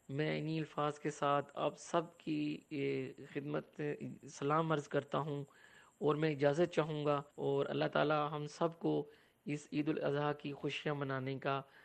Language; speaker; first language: Urdu; non-native, local second language; Punjabi